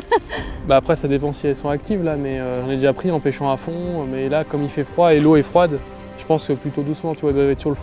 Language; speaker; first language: French; native; French